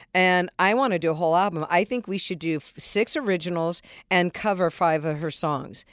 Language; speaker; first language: English; native; English